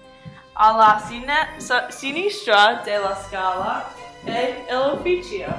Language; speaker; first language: Italian; non-native, learner; English